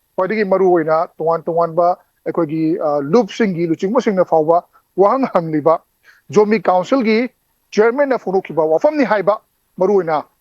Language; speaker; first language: Manipuri; native; Manipuri